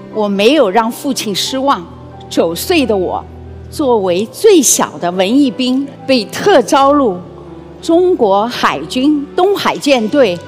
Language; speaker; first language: Chinese; native; Chinese